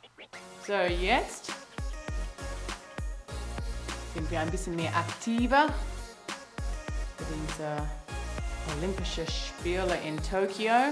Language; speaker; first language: German; non-native, learner; English